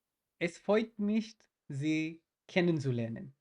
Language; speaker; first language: German; non-native, learner; Bangla